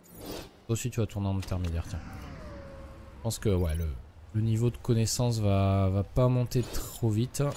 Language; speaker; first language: French; native; French